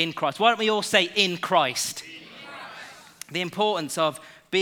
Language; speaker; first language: English; native; English